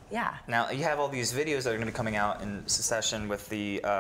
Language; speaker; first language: English; native; English